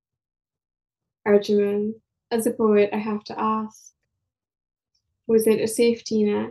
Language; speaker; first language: English; non-native, local second language; Urdu